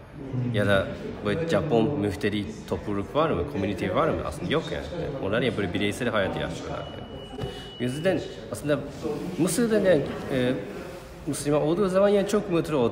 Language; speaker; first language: Turkish; non-native, fluent; Japanese